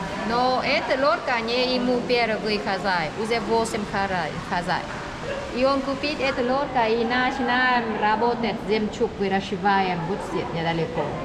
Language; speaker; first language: Russian; non-native, learner; Vietnamese